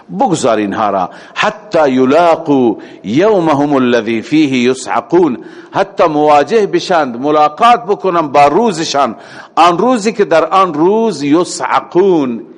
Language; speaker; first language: Persian; native; Persian